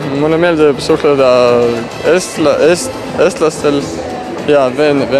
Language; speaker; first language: Estonian; non-native, local second language; Russian